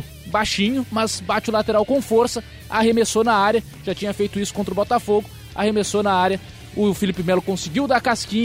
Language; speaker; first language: Portuguese; native; Portuguese